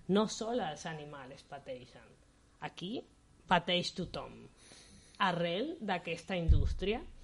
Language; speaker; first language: Catalan; non-native, fluent; Spanish